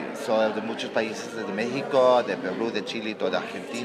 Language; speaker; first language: Spanish; non-native, learner; English